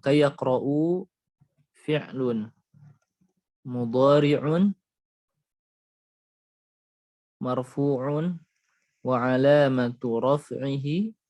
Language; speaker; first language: Arabic; non-native, fluent; Indonesian